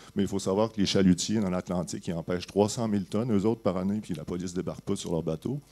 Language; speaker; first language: French; native; French